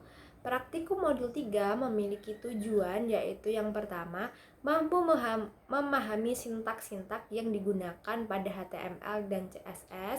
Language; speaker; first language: Indonesian; native; Indonesian